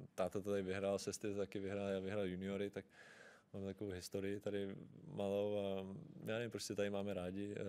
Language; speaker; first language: Czech; early bilingual, heritage; Czech